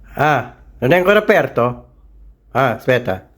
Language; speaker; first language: Italian; non-native, learner; Filipino